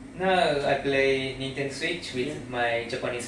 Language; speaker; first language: English; non-native, learner; Japanese